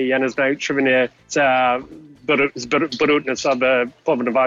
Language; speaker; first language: Ukrainian; early bilingual, heritage; English